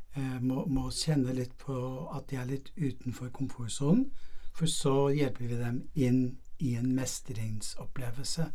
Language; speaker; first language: Norwegian; non-native, fluent; English